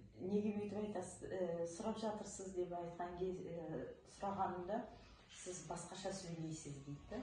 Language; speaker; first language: Kazakh; non-native, local second language; Ukrainian